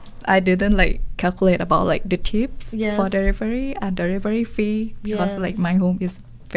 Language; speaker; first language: English; non-native, learner; Thai